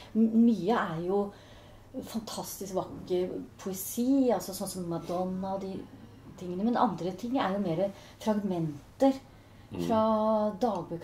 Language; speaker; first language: Norwegian; native; Norwegian